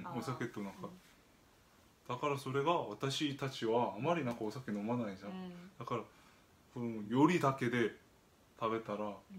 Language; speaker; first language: Japanese; non-native, fluent; Korean